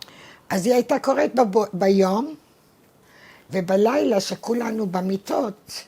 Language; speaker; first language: Hebrew; non-native, fluent; Arabic